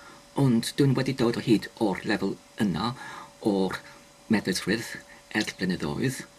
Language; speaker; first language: Welsh; non-native, learner; English